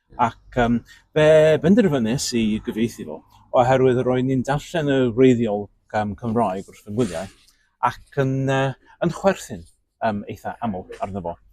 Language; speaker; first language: Welsh; non-native, local second language; English